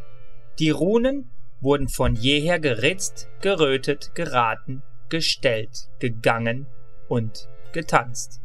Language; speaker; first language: German; native; German